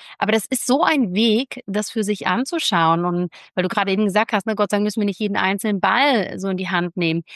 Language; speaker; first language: German; native; German